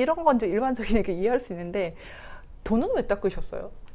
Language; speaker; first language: Korean; native; Korean